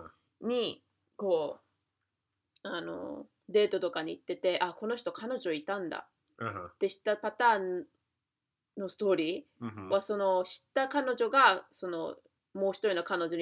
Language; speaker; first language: Japanese; native; Japanese